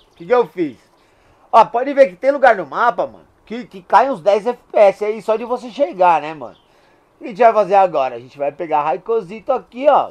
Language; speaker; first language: Portuguese; native; Portuguese